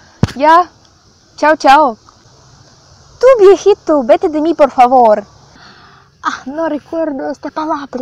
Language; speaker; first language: Spanish; non-native, fluent; Russian